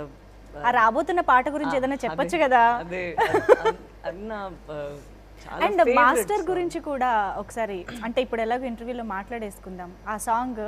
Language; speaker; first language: Telugu; native; Telugu